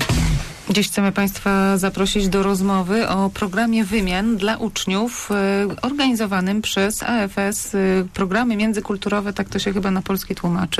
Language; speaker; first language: Polish; native; Polish